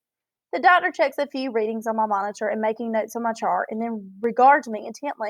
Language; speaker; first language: English; native; English